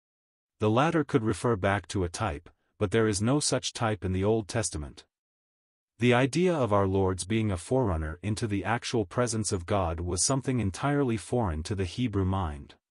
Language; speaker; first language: English; native; English